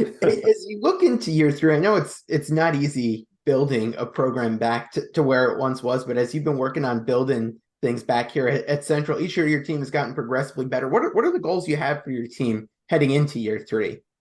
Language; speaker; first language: English; native; English